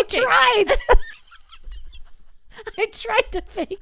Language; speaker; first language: English; native; English